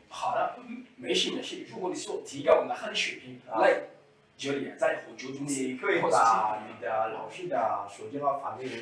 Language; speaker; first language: Chinese; non-native, learner; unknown